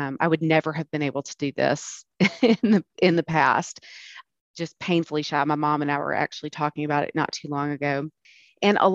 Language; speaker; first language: English; native; English